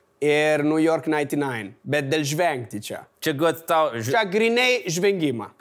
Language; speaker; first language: Lithuanian; non-native, fluent; Italian